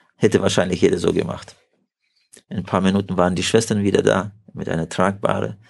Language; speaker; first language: German; early bilingual, heritage; Russian